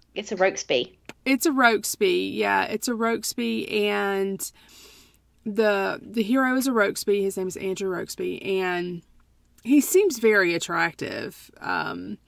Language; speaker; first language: English; native; English